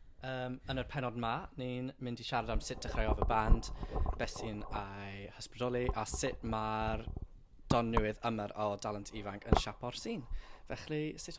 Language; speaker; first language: Welsh; non-native, fluent; English